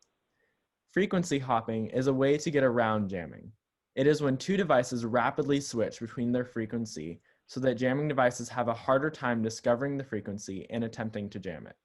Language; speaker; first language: English; native; English